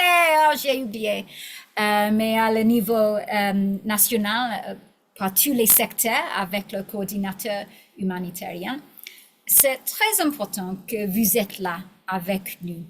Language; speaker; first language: French; non-native, learner; English